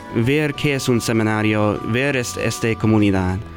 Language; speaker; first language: Spanish; non-native, learner; English